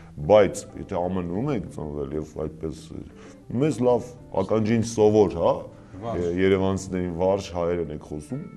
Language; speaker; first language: Armenian; native; Armenian